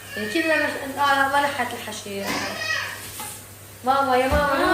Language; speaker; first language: Arabic; native; Arabic